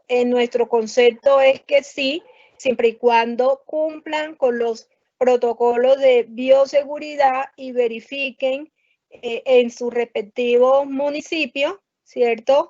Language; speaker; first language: Spanish; native; Spanish